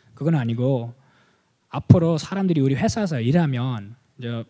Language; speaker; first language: Korean; early bilingual, heritage; Korean